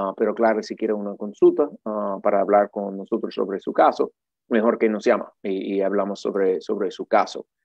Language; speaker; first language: Spanish; non-native, fluent; English